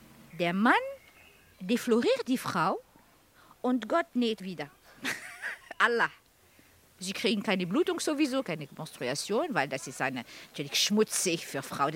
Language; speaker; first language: German; non-native, fluent; Arabic